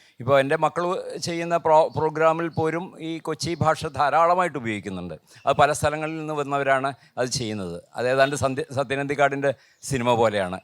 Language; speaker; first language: Malayalam; native; Malayalam